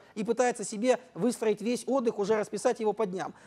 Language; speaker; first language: Russian; native; Russian